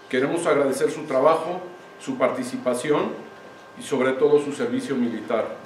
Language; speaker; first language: Spanish; native; Spanish